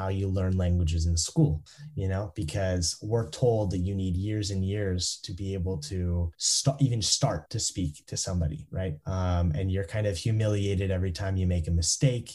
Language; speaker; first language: English; native; English